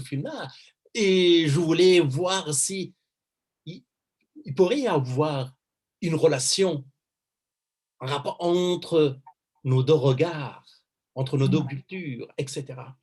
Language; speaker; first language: French; non-native, fluent; Persian